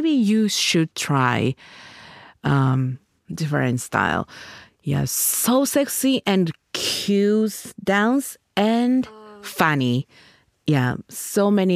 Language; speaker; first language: English; non-native, learner; Japanese